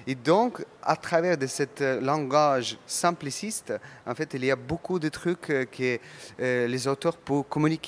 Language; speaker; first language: French; non-native, learner; Russian